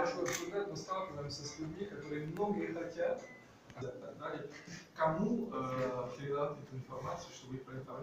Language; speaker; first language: Russian; non-native, fluent; French